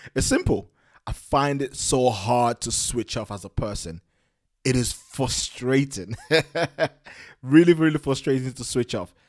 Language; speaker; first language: English; non-native, local second language; Yoruba